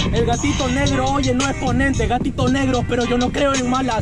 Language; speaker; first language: Spanish; native; Spanish